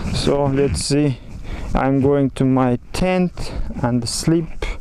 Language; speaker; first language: English; non-native, learner; Kazakh